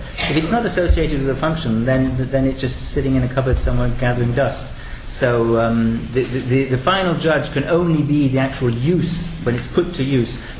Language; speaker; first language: English; native; English